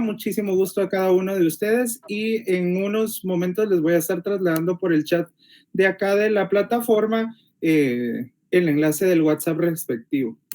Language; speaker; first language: Spanish; native; Spanish